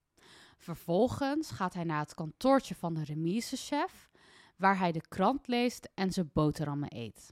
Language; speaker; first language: Dutch; native; Dutch